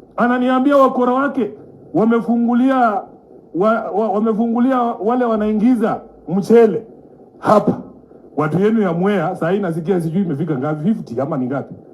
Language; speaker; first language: Swahili; non-native, local second language; Luyia